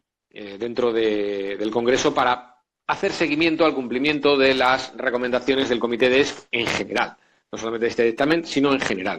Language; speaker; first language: Spanish; native; Spanish